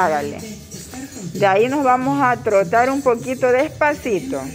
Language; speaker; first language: Spanish; native; Spanish